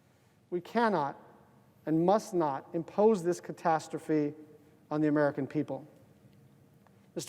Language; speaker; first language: English; native; English